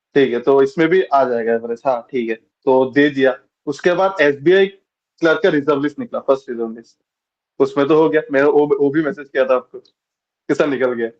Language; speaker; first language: Hindi; non-native, local second language; Bangla